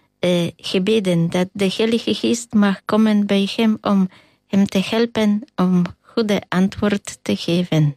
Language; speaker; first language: Dutch; non-native, learner; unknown